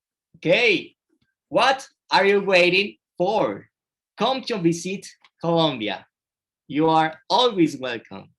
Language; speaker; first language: English; non-native, fluent; Spanish